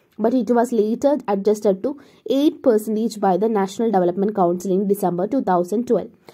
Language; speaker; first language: English; non-native, local second language; Malayalam